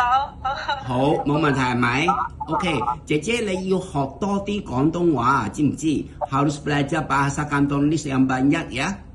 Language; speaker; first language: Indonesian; non-native, fluent; Cantonese